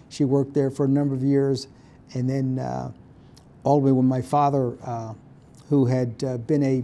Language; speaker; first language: English; native; English